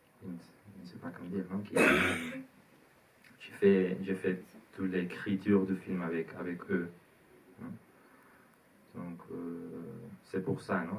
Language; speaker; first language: French; non-native, learner; Spanish